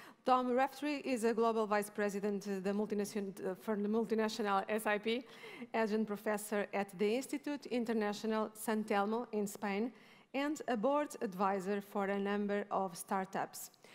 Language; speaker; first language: English; non-native, fluent; Portuguese